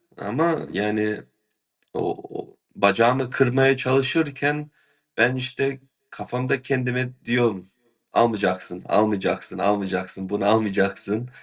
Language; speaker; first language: Turkish; early bilingual, heritage; Turkish